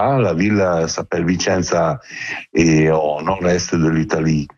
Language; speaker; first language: French; non-native, fluent; Italian